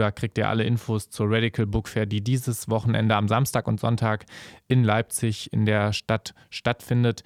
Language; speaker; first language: German; native; German